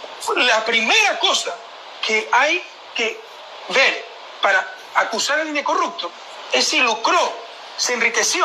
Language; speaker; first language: Spanish; native; Spanish